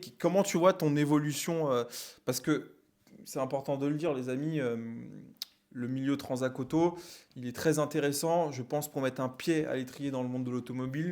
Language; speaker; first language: French; native; French